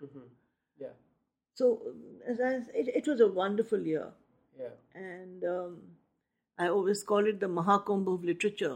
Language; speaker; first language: English; non-native, local second language; Hindi